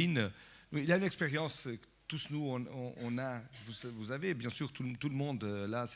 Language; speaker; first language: French; non-native, fluent; Portuguese